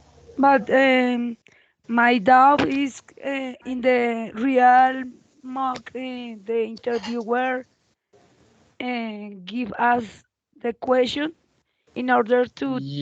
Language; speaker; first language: English; non-native, learner; Spanish